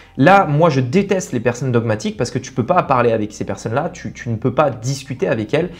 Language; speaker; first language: French; native; French